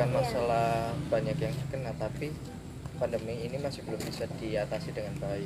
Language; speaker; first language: Indonesian; native; Indonesian